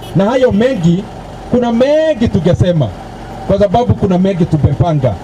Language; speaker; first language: Swahili; non-native, local second language; Kikuyu